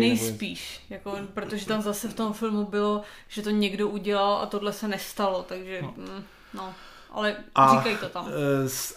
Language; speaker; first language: Czech; native; Czech